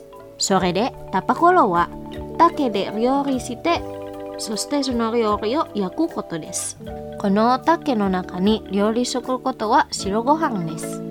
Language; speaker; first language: Japanese; non-native, fluent; Indonesian